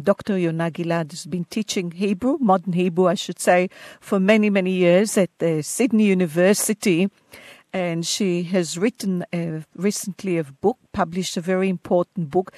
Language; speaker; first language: English; non-native, fluent; Hebrew